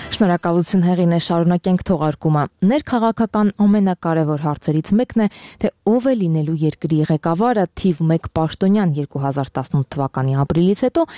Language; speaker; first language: Armenian; native; Armenian